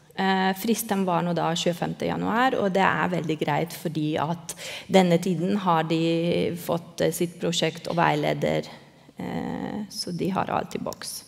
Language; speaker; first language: Norwegian; non-native, fluent; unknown